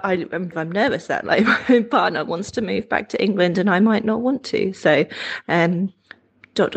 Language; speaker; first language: English; native; English